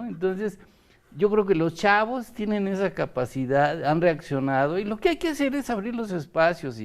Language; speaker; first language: Spanish; native; Spanish